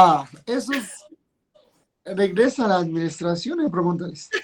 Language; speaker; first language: Spanish; non-native, fluent; Arabic